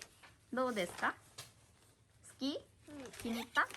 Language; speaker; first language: Japanese; non-native, fluent; Korean